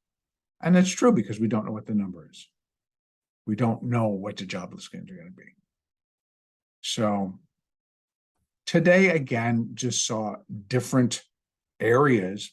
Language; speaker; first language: English; native; English